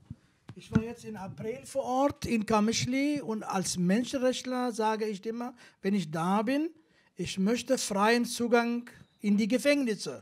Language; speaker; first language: German; non-native, fluent; Kurdish